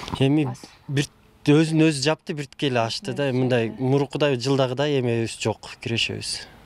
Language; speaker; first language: Kyrgyz; native; Kyrgyz